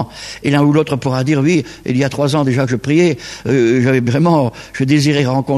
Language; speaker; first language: French; native; French